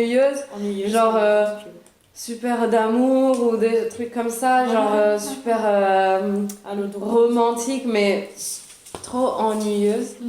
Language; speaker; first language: French; early bilingual, other home language; Italian